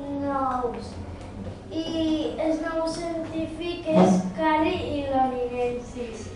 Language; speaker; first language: Catalan; non-native, local second language; Spanish